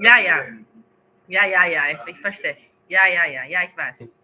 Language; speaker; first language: German; non-native, learner; Romanian